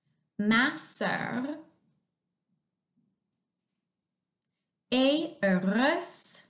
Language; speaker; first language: French; non-native, fluent; English